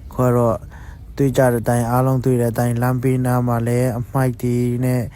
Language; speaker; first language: Burmese; non-native, local second language; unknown